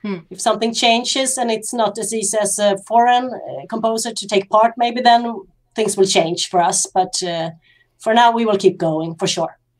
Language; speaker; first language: English; non-native, fluent; Swedish